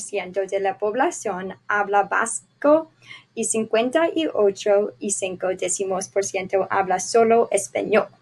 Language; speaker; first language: Spanish; non-native, learner; English